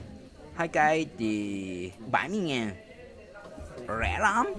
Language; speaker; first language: Vietnamese; non-native, learner; Japanese